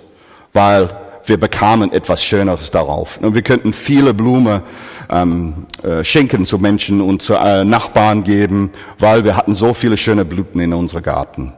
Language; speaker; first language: German; non-native, fluent; English